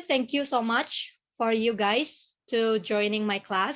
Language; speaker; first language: English; non-native, learner; Indonesian